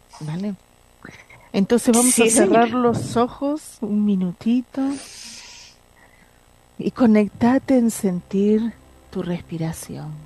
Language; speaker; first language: Spanish; native; Spanish